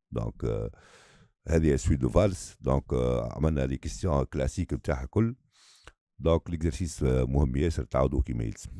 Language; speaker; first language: French; non-native, local second language; Arabic